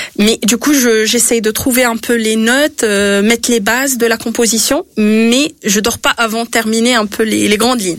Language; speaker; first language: French; non-native, local second language; Arabic